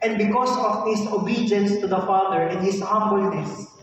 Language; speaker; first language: English; non-native, local second language; Filipino